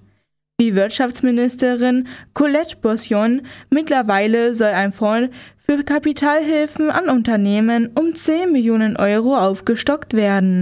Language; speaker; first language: German; native; German